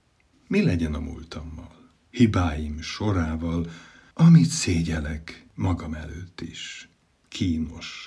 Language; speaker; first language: Hungarian; native; Hungarian